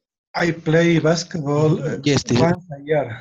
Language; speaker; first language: English; non-native, learner; Spanish